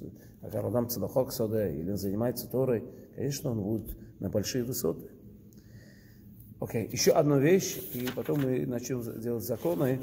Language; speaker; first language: Russian; early bilingual, heritage; Russian